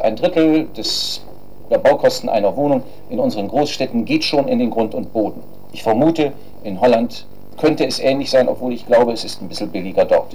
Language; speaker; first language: German; native; German